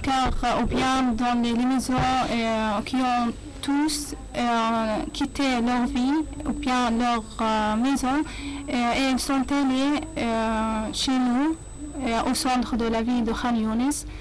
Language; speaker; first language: French; non-native, learner; Arabic